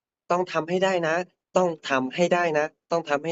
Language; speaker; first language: Thai; non-native, fluent; Burmese